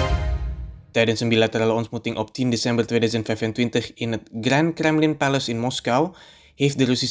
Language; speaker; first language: Dutch; non-native, fluent; Indonesian